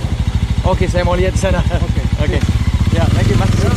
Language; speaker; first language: Indonesian; non-native, learner; English